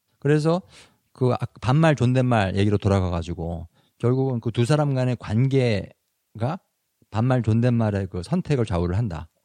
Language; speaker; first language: Korean; native; Korean